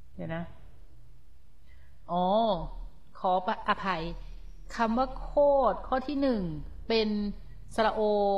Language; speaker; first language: Thai; native; Thai